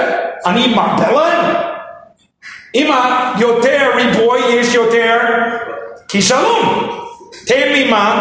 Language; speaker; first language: Hebrew; non-native, fluent; English